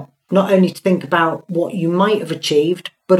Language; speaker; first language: English; native; English